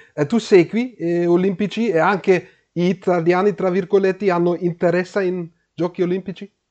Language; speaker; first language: Italian; non-native, learner; German